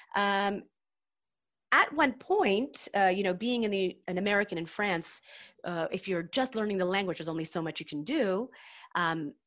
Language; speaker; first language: English; native; English